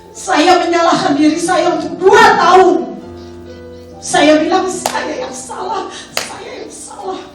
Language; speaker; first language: Indonesian; native; Indonesian